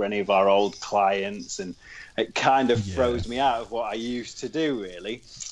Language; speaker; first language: English; native; English